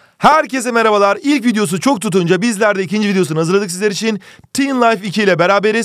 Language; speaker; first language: Turkish; native; Turkish